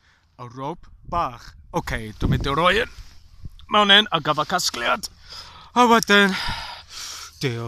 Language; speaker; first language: Welsh; non-native, learner; English